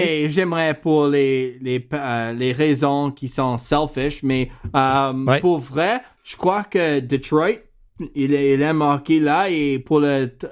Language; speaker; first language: French; non-native, learner; English